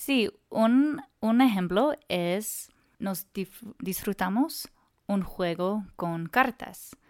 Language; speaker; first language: Spanish; non-native, learner; English